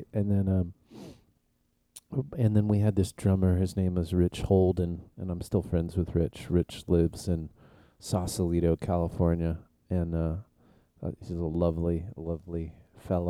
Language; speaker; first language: English; native; English